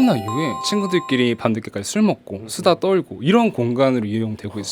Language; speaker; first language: Korean; native; Korean